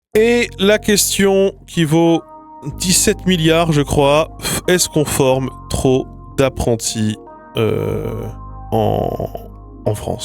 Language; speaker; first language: French; native; French